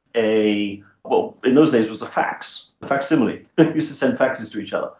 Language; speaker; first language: English; native; English